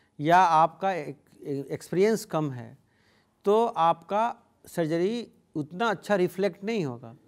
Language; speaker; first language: Hindi; native; Hindi